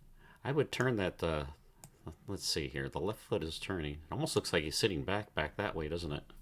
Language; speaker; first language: English; native; English